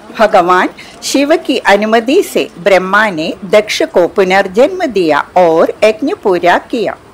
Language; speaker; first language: Hindi; non-native, local second language; Malayalam